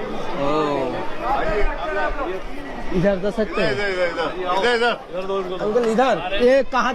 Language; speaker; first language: Hindi; non-native, learner; Bangla